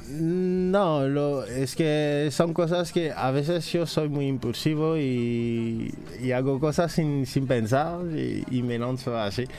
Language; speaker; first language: Spanish; non-native, fluent; French